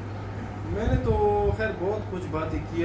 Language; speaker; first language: Hindi; non-native, local second language; Pashto